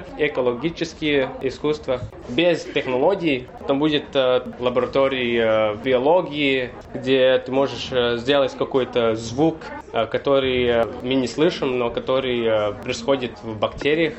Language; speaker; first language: Russian; non-native, local second language; Latvian